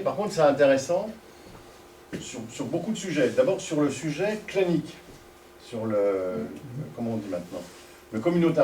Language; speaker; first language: French; native; French